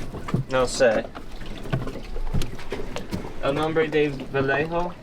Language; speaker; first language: Spanish; non-native, learner; English